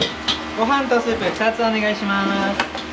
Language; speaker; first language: Japanese; native; Japanese